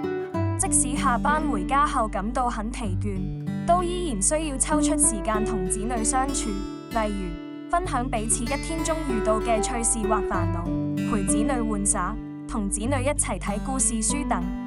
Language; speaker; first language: Cantonese; native; Cantonese